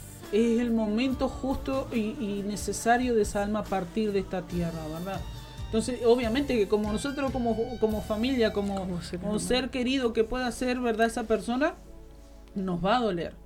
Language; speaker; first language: Spanish; native; Spanish